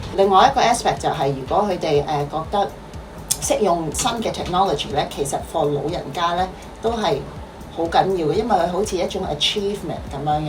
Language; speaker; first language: Cantonese; native; Cantonese